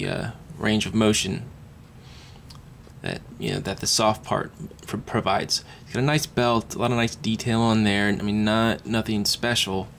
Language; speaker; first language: English; native; English